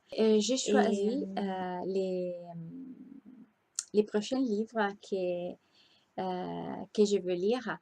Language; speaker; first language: French; non-native, learner; Italian